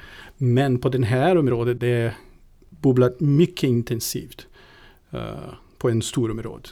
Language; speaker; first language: Swedish; non-native, fluent; Portuguese